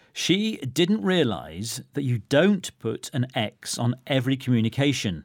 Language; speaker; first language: English; native; English